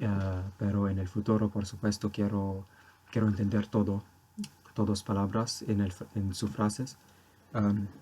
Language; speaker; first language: Spanish; non-native, learner; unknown